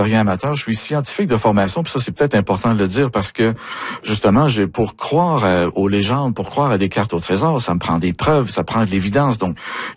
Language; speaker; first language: French; native; French